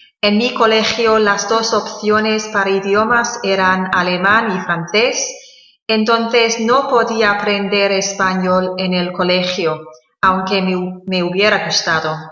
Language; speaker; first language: Spanish; non-native, fluent; English